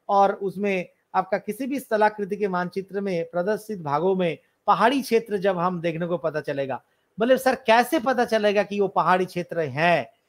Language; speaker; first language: Hindi; non-native, local second language; Bangla